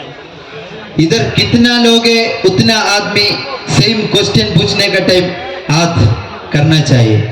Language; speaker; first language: Hindi; non-native, local second language; Malayalam